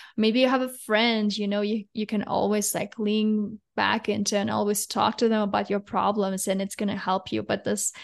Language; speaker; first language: English; non-native, fluent; Russian